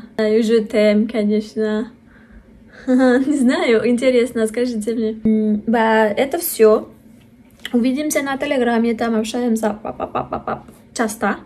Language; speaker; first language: Russian; non-native, fluent; French